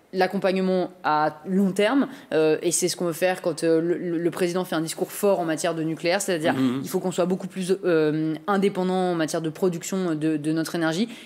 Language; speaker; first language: French; native; French